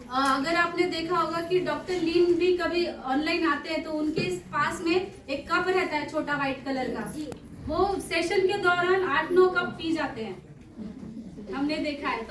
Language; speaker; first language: Hindi; non-native, local second language; Marathi